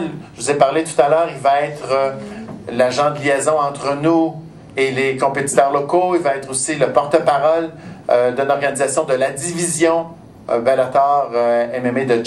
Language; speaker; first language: French; native; French